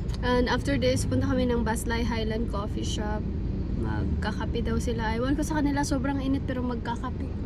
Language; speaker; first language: Filipino; native; Filipino